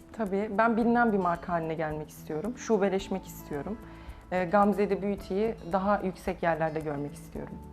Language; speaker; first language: Turkish; native; Turkish